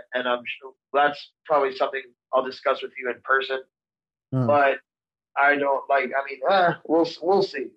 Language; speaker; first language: English; native; English